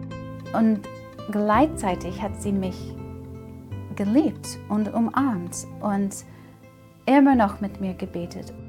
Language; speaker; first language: German; non-native, fluent; English